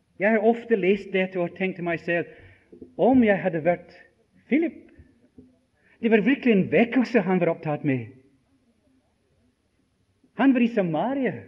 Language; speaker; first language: Norwegian; non-native, fluent; English